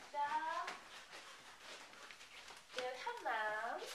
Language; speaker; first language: Arabic; non-native, learner; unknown